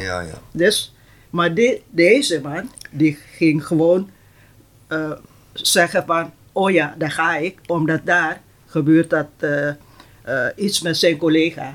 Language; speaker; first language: Dutch; non-native, local second language; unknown